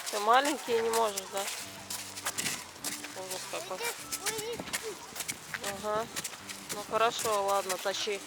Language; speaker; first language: Russian; native; Russian